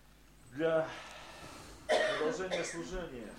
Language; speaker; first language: Polish; non-native, learner; Russian